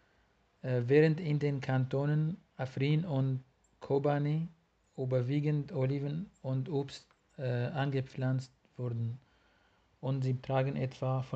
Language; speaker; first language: German; non-native, learner; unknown